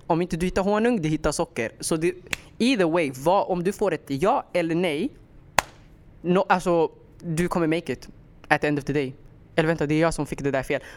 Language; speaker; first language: Swedish; early bilingual, other home language; Somali